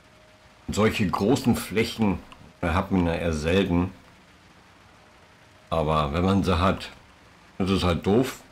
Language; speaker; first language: German; native; German